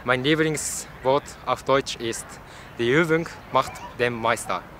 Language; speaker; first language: German; non-native, learner; Japanese